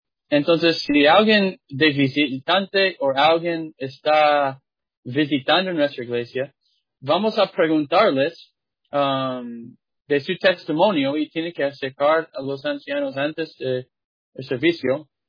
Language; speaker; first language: Spanish; non-native, fluent; English